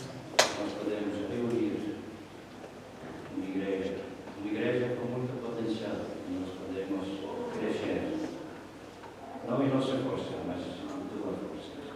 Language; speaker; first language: Portuguese; non-native, learner; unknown